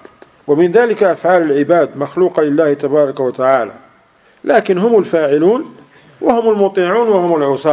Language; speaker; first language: Arabic; non-native, fluent; English